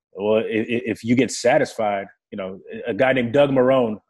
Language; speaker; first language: English; early bilingual, other home language; French